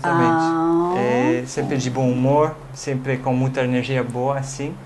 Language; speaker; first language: Portuguese; non-native, fluent; English